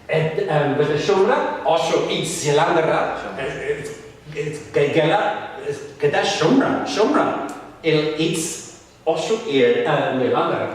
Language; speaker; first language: Basque; non-native, fluent; English